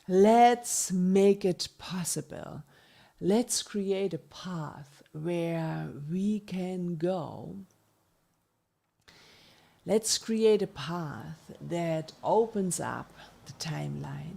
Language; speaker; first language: English; non-native, fluent; German